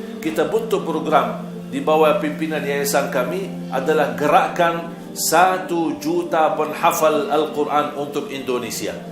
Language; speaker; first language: Malay; non-native, fluent; Arabic